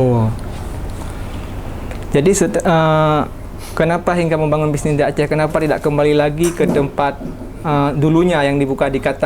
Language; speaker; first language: Indonesian; native; Indonesian